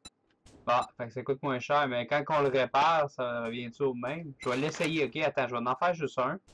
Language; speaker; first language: French; native; French